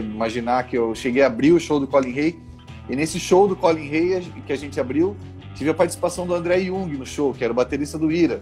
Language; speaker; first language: Portuguese; native; Portuguese